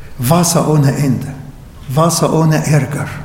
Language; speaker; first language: German; non-native, learner; Arabic